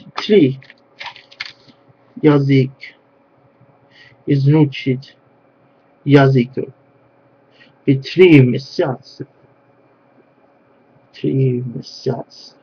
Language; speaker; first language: Russian; non-native, learner; English